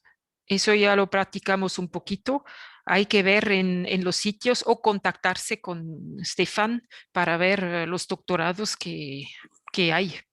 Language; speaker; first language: Spanish; non-native, fluent; French